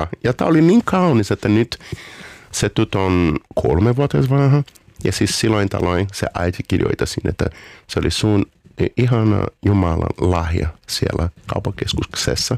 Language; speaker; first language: Finnish; non-native, learner; Portuguese